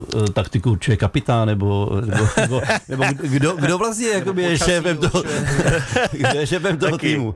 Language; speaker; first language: Czech; native; Czech